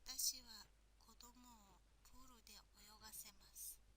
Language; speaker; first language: Japanese; non-native, fluent; Mongolian